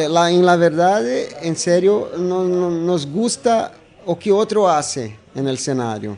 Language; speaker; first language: Spanish; non-native, fluent; Portuguese